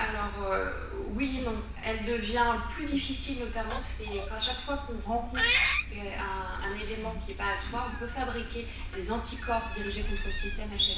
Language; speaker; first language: French; native; French